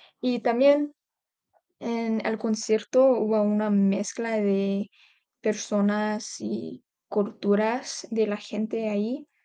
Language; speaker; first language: Spanish; non-native, learner; English